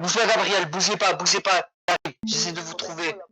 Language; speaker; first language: French; native; French